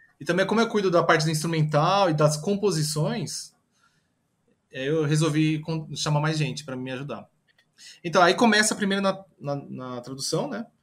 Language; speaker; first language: Portuguese; early bilingual, other home language; Japanese